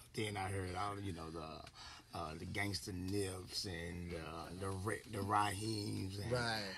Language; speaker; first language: English; native; English